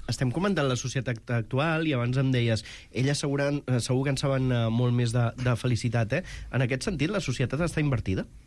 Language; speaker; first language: Catalan; native; Catalan